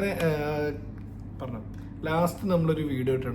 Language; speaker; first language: Malayalam; native; Malayalam